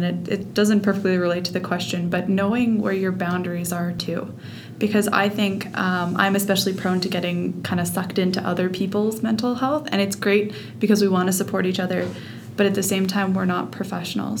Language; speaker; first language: English; native; English